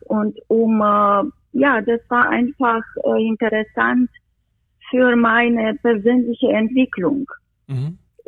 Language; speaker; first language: German; non-native, fluent; Romanian